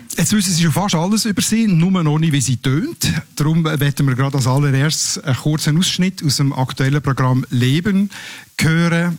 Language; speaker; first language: German; native; German